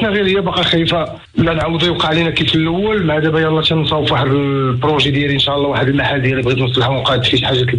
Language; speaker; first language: Arabic; native; Arabic